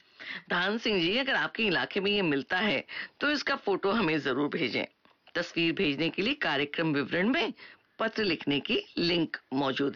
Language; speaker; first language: Hindi; native; Hindi